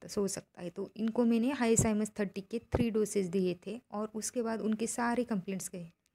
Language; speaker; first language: Hindi; non-native, local second language; Marathi